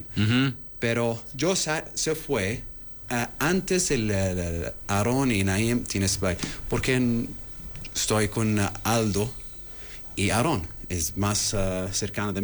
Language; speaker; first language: Spanish; non-native, learner; Arabic